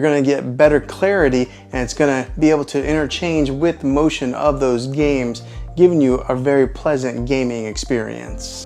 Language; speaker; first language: English; native; English